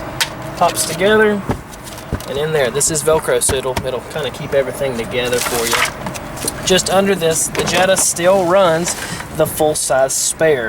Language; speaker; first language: English; native; English